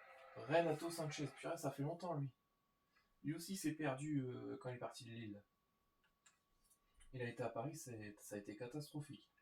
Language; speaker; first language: French; native; French